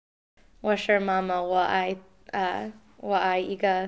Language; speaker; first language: Chinese; non-native, learner; English